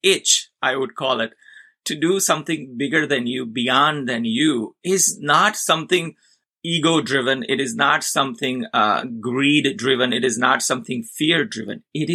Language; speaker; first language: English; non-native, local second language; Gujarati